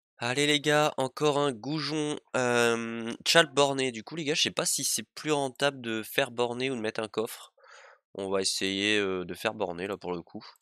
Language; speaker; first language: French; native; French